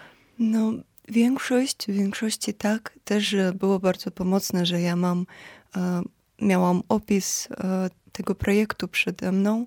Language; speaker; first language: Polish; non-native, fluent; Ukrainian